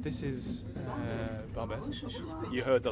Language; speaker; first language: English; native; English